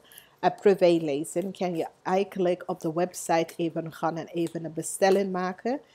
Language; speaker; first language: Dutch; non-native, learner; English